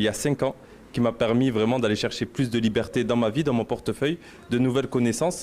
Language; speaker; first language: French; native; French